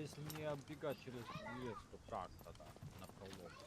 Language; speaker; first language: Russian; native; Russian